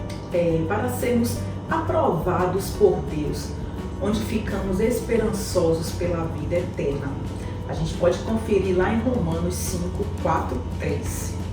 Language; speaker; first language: Portuguese; native; Portuguese